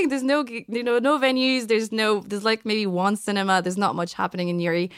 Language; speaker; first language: English; non-native, fluent; French